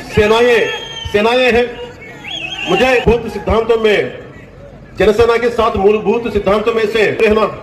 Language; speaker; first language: Hindi; non-native, local second language; Telugu